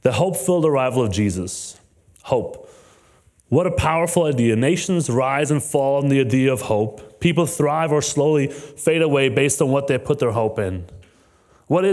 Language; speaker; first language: English; non-native, fluent; German